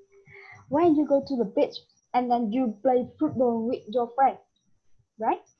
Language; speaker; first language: English; non-native, learner; Vietnamese